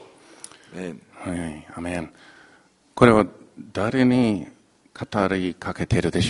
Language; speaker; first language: Japanese; non-native, fluent; English